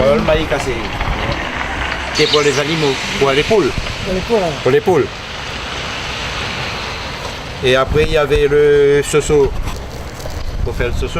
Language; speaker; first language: French; non-native, local second language; Réunion Creole French